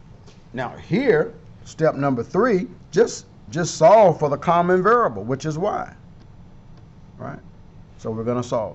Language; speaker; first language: English; native; English